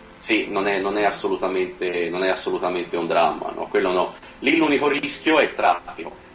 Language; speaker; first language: Italian; native; Italian